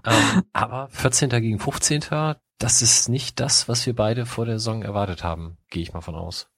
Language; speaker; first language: German; native; German